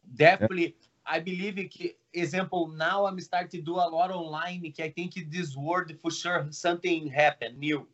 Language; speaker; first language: English; non-native, learner; Portuguese